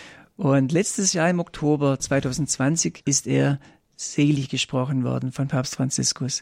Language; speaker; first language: German; native; German